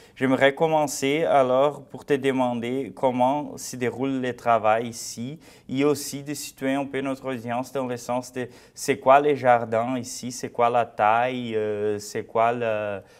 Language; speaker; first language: French; non-native, fluent; Portuguese